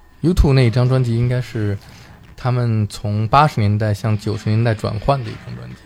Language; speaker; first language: Chinese; native; Chinese